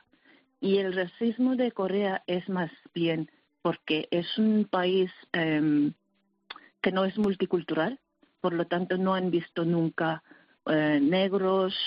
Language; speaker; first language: Spanish; early bilingual, heritage; Spanish